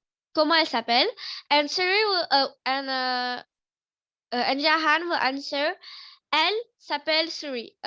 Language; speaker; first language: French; non-native, fluent; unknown